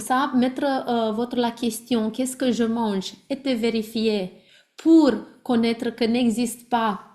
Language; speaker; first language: French; non-native, learner; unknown